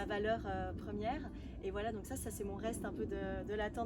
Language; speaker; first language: French; native; French